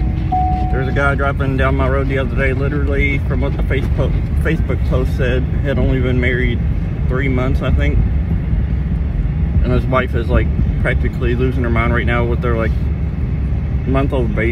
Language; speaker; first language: English; native; English